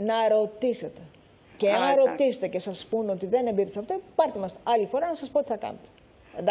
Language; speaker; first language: Greek; native; Greek